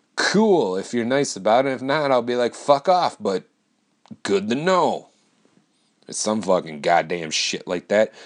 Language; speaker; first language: English; native; English